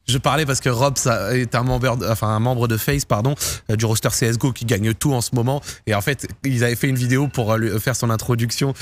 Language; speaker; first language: French; native; French